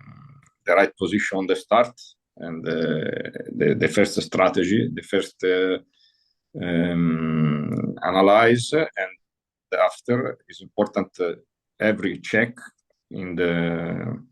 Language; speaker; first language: English; non-native, learner; Italian